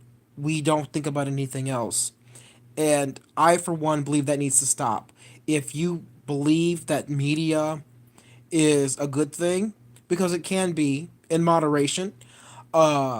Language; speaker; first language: English; native; English